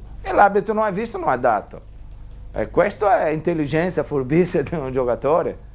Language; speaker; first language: Italian; non-native, fluent; Portuguese